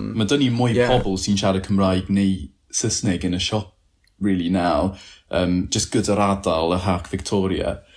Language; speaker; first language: Welsh; non-native, learner; English